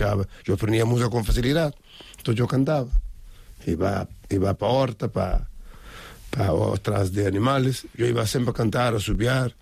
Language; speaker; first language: Spanish; non-native, learner; Kabuverdianu